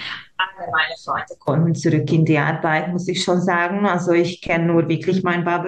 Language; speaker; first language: German; non-native, local second language; Hungarian